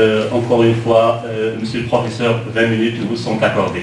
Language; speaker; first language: French; non-native, local second language; Arabic